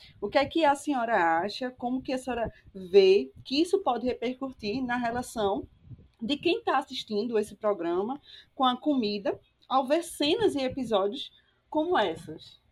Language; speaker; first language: Portuguese; native; Portuguese